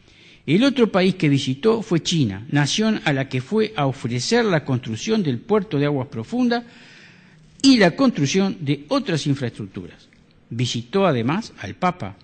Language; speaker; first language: Spanish; native; Spanish